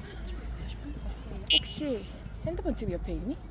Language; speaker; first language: Korean; native; Korean